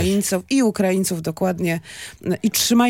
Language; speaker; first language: Polish; native; Polish